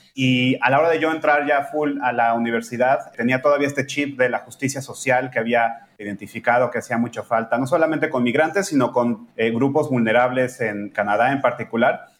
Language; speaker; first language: Spanish; native; Spanish